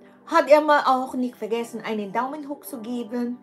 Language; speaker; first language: German; non-native, learner; Filipino